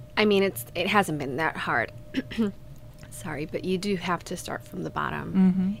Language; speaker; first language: English; non-native, fluent; Spanish